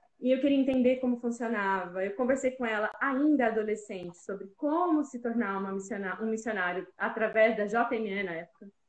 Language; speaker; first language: Portuguese; native; Portuguese